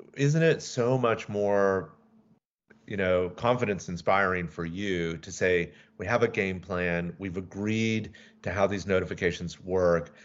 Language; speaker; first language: English; native; English